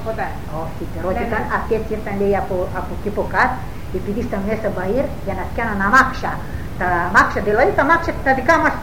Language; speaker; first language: Greek; native; Greek